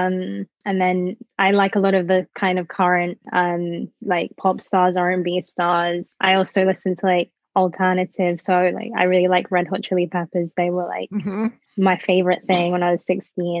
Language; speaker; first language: English; native; English